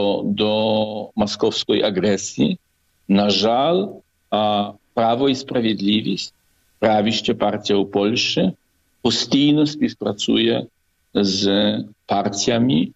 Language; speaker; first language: Polish; non-native, learner; Ukrainian